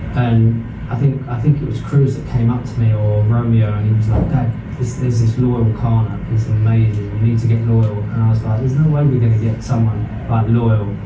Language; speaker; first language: English; native; English